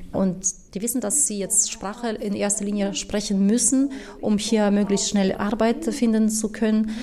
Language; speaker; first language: German; non-native, fluent; Ukrainian